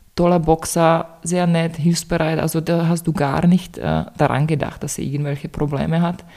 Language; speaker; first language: German; non-native, fluent; Czech